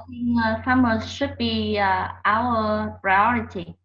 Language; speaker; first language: English; non-native, learner; Vietnamese